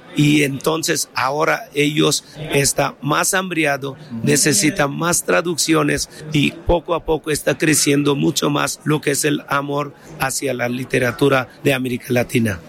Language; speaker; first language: Spanish; non-native, fluent; Bangla